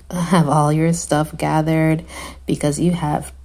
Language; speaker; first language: English; native; English